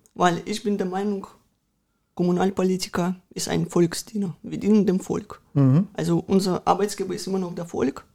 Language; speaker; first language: German; early bilingual, other home language; Russian